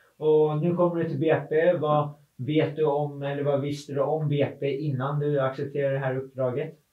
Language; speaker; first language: Swedish; native; Swedish